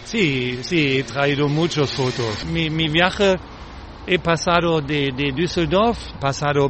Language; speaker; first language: Spanish; non-native, fluent; German